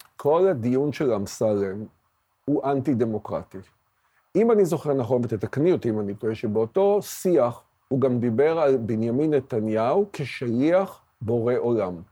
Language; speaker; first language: Hebrew; native; Hebrew